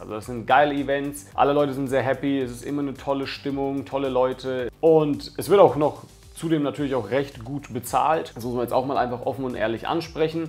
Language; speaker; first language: German; native; German